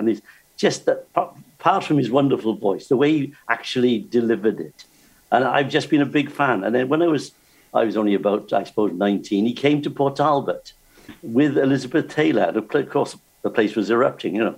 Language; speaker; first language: English; native; English